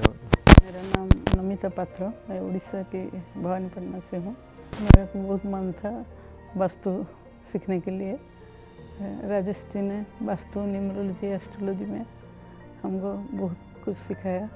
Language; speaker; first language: Hindi; non-native, local second language; Odia